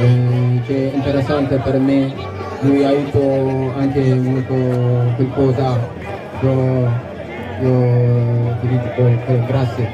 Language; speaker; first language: Italian; non-native, learner; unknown